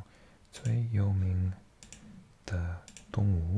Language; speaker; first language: Chinese; non-native, learner; English